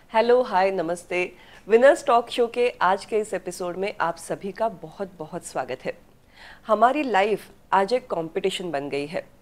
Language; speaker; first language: Hindi; non-native, local second language; Marathi